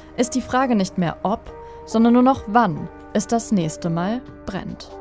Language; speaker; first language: German; native; German